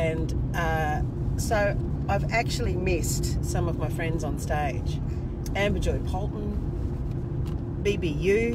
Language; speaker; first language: English; native; English